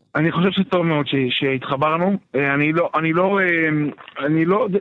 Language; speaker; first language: Hebrew; native; Hebrew